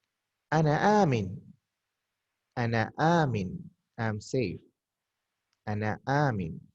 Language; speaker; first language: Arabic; non-native, fluent; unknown